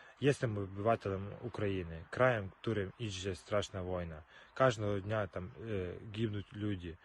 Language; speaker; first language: Polish; non-native, learner; Ukrainian